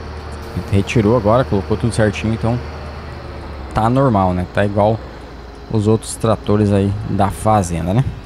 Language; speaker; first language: Portuguese; native; Portuguese